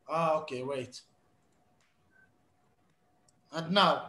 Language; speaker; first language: English; non-native, learner; Arabic